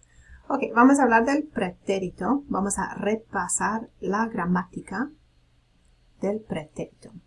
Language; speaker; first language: Spanish; non-native, fluent; English